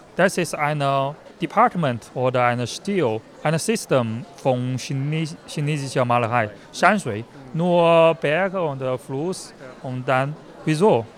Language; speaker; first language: German; non-native, learner; Chinese